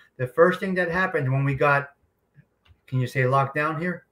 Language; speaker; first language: English; native; English